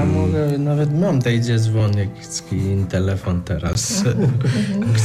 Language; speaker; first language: Polish; non-native, learner; Nepali